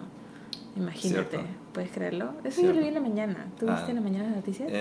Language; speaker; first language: Spanish; early bilingual, heritage; Spanish